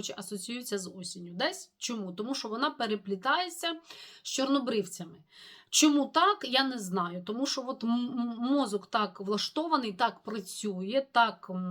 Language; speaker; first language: Ukrainian; non-native, local second language; Russian